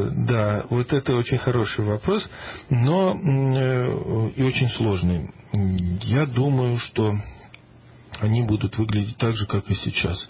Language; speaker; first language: Russian; native; Russian